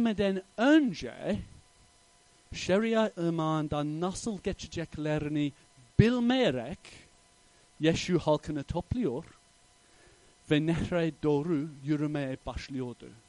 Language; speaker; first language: Turkish; non-native, fluent; English